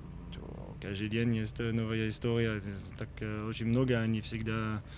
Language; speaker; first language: Russian; non-native, learner; French